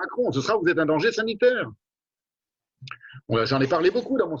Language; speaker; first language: French; native; French